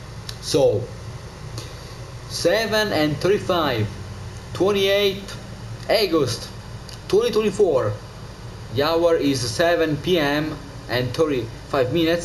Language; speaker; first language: English; non-native, learner; Italian